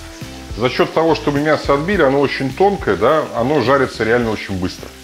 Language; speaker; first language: Russian; native; Russian